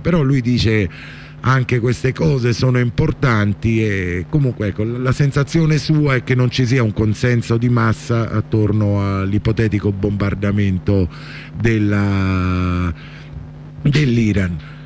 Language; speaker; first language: Italian; native; Italian